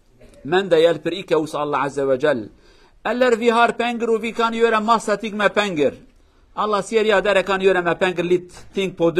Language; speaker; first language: Swedish; non-native, learner; Kurdish